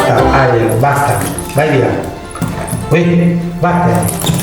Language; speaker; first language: Italian; native; Italian